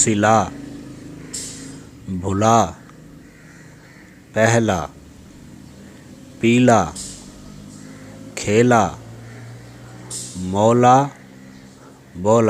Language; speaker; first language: Urdu; native; Urdu